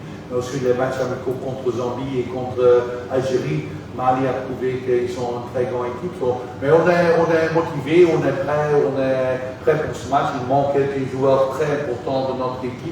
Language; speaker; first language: French; non-native, fluent; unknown